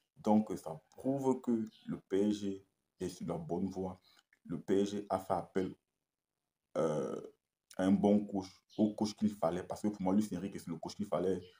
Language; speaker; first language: French; native; French